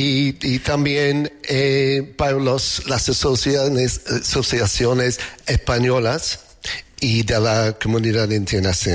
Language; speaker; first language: Spanish; non-native, fluent; English